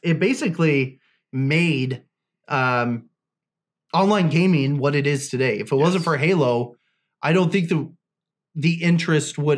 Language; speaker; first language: English; native; English